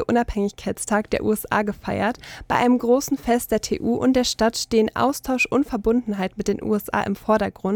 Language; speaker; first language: German; native; German